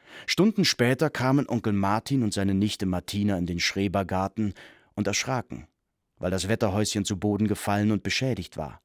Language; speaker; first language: German; native; German